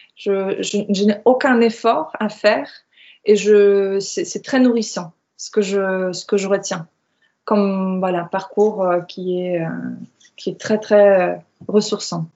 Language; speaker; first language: French; non-native, fluent; Polish